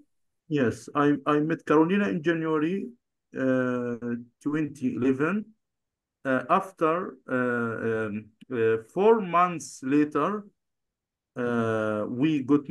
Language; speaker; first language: English; non-native, learner; Arabic